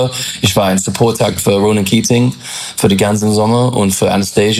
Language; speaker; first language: German; non-native, learner; English